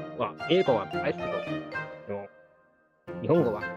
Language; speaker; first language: Japanese; non-native, learner; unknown